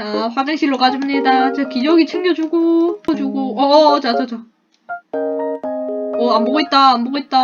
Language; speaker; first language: Korean; native; Korean